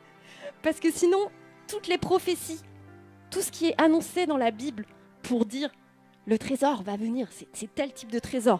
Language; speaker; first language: French; native; French